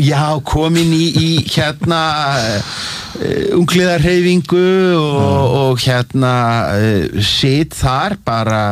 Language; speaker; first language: Icelandic; native; Icelandic